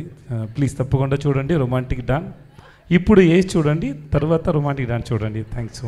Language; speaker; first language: Telugu; non-native, learner; Tamil